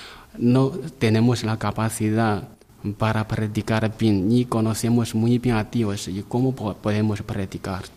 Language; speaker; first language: Spanish; non-native, learner; Chinese